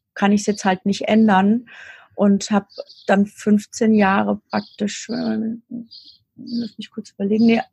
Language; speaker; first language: German; native; German